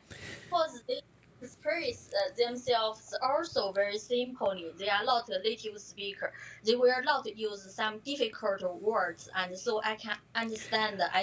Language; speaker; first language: English; non-native, learner; Chinese